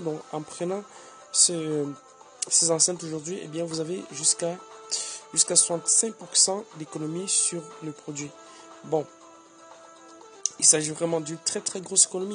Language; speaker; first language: French; native; French